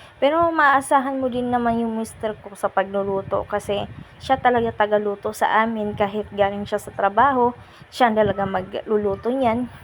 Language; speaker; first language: Filipino; non-native, local second language; Waray